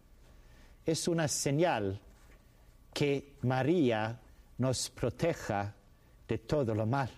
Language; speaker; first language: Spanish; non-native, fluent; Swedish